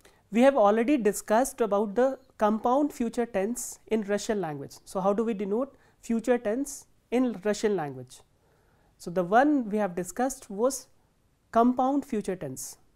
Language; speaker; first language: English; non-native, local second language; Hindi